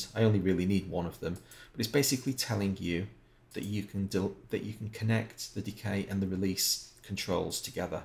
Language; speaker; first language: English; native; English